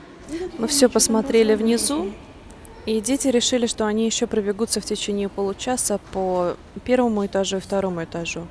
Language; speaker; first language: Russian; native; Russian